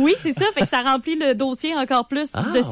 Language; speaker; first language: French; native; French